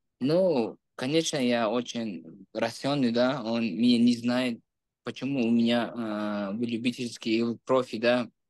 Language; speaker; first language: Russian; non-native, local second language; Uzbek